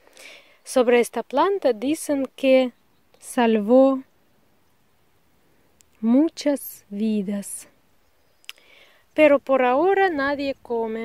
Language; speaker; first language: Spanish; non-native, learner; Russian